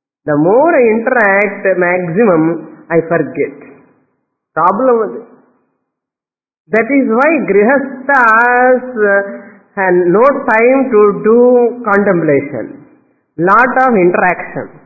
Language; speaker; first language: English; non-native, local second language; Tamil